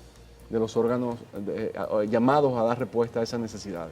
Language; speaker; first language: Spanish; native; Spanish